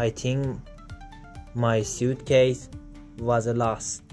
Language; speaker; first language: English; non-native, fluent; Persian